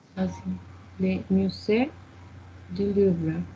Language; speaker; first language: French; non-native, learner; Spanish